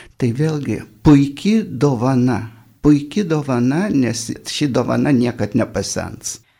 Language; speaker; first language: Lithuanian; native; Lithuanian